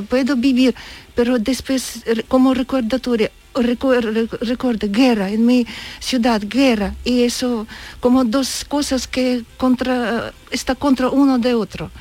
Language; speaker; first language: Spanish; non-native, learner; Ukrainian